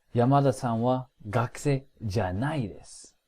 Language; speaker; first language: Japanese; non-native, fluent; English